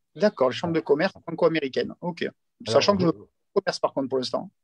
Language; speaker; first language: French; native; French